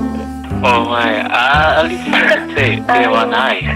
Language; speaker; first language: Japanese; non-native, learner; Indonesian